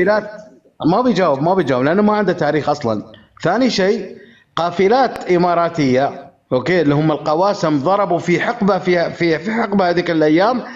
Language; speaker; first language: Arabic; native; Arabic